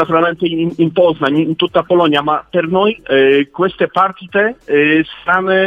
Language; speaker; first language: Italian; non-native, learner; Polish